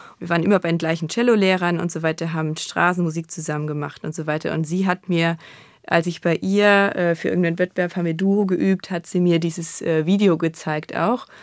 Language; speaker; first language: German; native; German